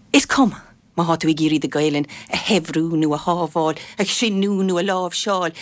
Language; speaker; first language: Irish; non-native, local second language; English